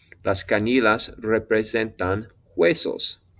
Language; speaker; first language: Spanish; non-native, fluent; English